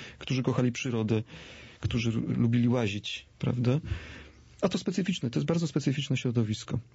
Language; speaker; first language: Polish; native; Polish